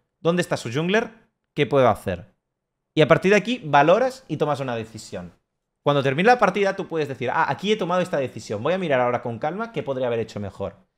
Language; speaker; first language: Spanish; native; Spanish